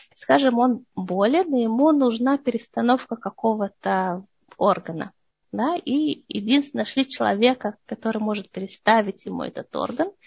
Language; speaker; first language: Russian; early bilingual, heritage; Russian